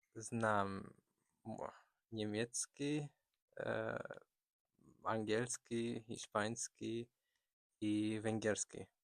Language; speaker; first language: Polish; non-native, fluent; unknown